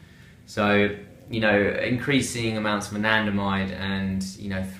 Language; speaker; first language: English; native; English